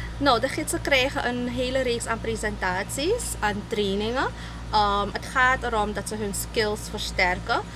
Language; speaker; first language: Dutch; native; Dutch